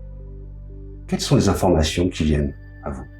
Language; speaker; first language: French; native; French